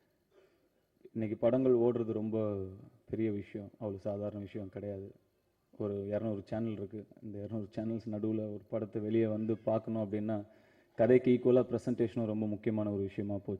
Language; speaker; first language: Tamil; native; Tamil